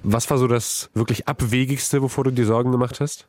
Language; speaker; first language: German; native; German